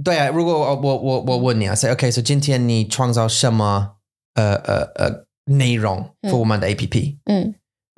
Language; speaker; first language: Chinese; non-native, learner; English